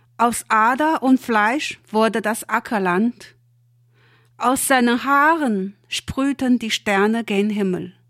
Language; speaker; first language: German; non-native, fluent; Chinese